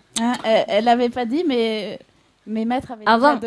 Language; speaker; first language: French; native; French